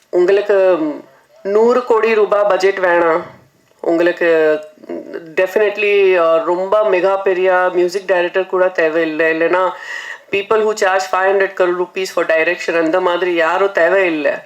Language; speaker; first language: Tamil; non-native, fluent; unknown